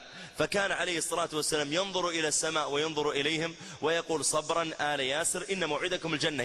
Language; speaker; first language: Arabic; native; Arabic